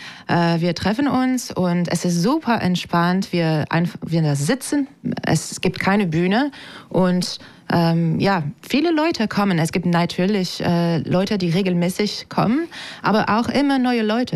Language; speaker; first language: German; non-native, fluent; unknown